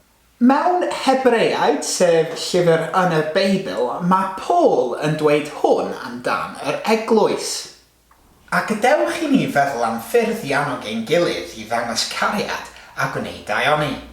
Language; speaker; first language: Welsh; non-native, local second language; English